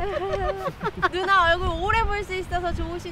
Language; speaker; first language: Korean; native; Korean